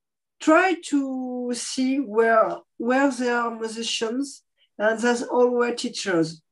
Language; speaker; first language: English; non-native, fluent; French